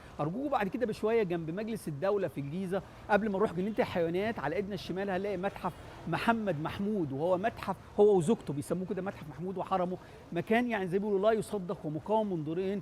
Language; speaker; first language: Egyptian Arabic; native; Egyptian Arabic